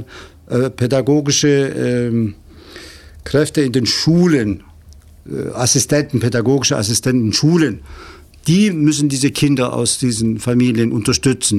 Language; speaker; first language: German; native; German